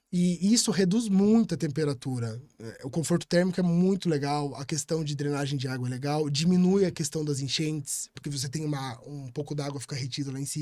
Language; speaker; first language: Portuguese; native; Portuguese